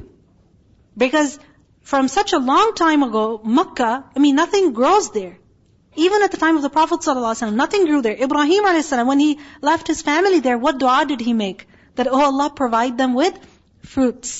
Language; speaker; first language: English; non-native, local second language; Urdu